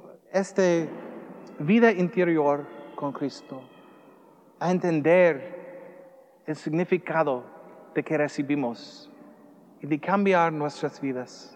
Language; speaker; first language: Spanish; non-native, learner; English